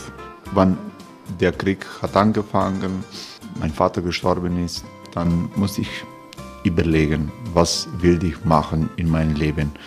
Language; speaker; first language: German; non-native, fluent; Croatian